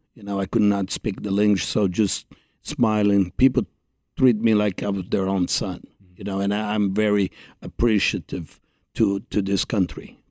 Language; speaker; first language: English; non-native, fluent; Portuguese